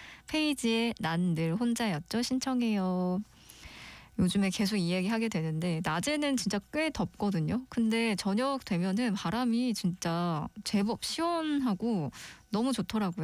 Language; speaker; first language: Korean; native; Korean